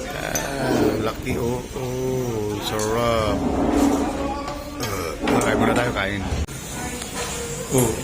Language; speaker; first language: Filipino; non-native, local second language; Bikol